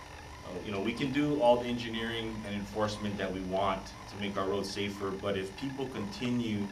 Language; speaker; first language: English; native; English